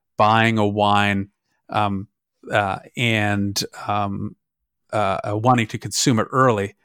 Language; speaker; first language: English; non-native, fluent; German